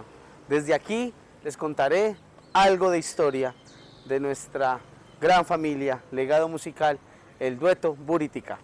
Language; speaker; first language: Spanish; native; Spanish